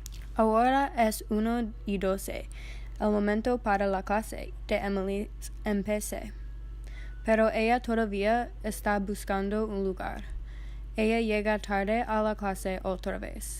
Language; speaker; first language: Spanish; non-native, learner; English